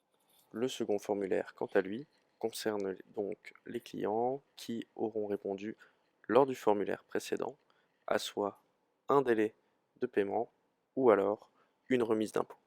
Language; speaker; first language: French; native; French